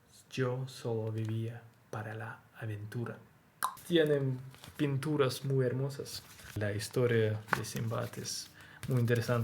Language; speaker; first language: Spanish; non-native, learner; Russian